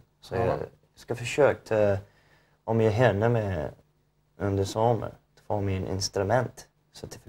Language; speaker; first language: Swedish; non-native, fluent; English